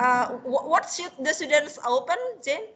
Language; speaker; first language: English; non-native, fluent; Indonesian